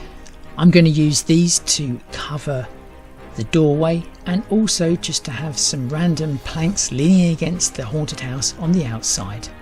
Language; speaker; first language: English; native; English